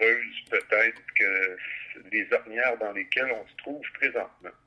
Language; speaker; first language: French; native; French